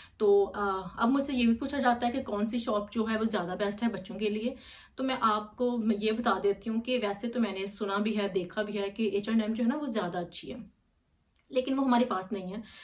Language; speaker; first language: Urdu; native; Urdu